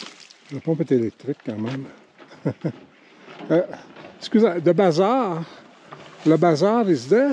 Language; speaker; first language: French; native; French